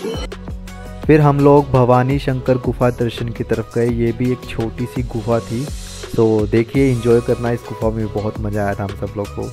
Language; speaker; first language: Hindi; native; Hindi